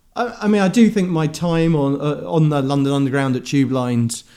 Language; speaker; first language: English; native; English